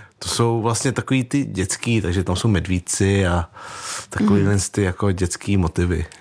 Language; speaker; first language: Czech; early bilingual, other home language; Vietnamese